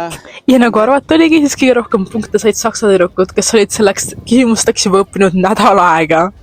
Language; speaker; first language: Estonian; native; Estonian